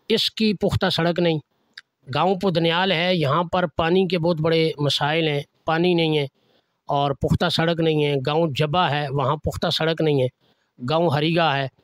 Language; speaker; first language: Urdu; non-native, local second language; Northern Hindko